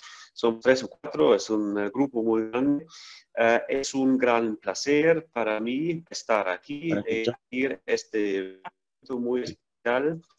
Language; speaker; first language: Spanish; non-native, fluent; German